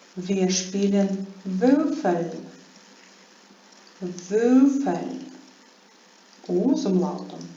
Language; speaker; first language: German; non-native, fluent; Ukrainian